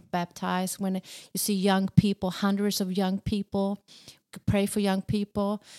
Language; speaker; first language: English; non-native, fluent; Swedish